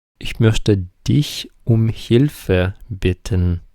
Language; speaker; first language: German; non-native, fluent; Ukrainian